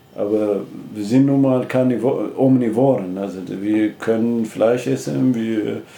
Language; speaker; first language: German; non-native, fluent; Amharic